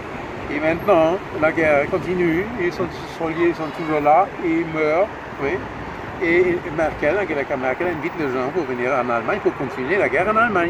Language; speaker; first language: French; non-native, fluent; German